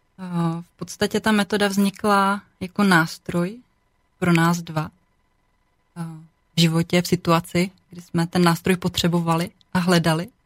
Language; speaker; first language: Czech; native; Czech